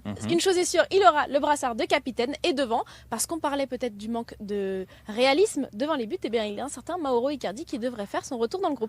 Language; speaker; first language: French; native; French